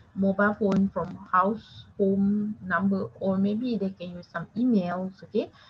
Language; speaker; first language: English; non-native, local second language; Malay